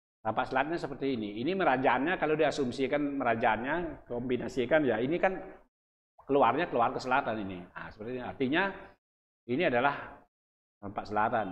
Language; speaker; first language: Indonesian; non-native, local second language; Balinese